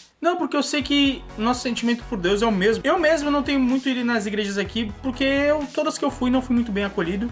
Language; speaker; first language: Portuguese; native; Portuguese